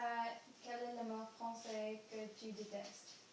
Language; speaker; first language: French; non-native, learner; English